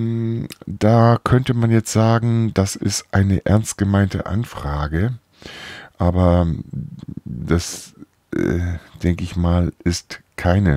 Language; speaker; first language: German; native; German